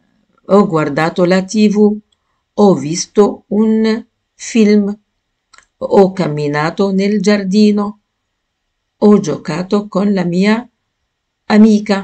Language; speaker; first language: Italian; non-native, fluent; Arabic